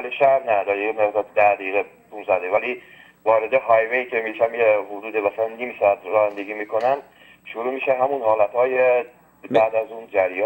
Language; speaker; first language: Persian; early bilingual, heritage; Persian